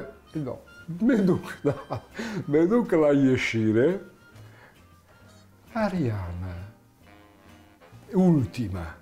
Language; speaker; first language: Romanian; non-native, learner; Italian